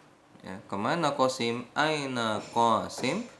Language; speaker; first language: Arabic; non-native, fluent; Indonesian